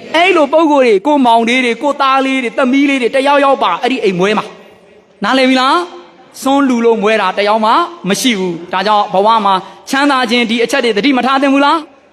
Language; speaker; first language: Burmese; native; Burmese